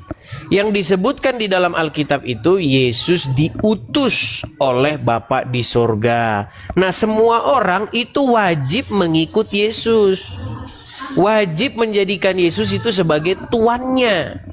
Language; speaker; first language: Indonesian; native; Indonesian